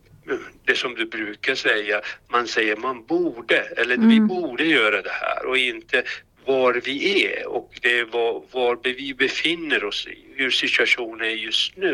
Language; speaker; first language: Swedish; non-native, fluent; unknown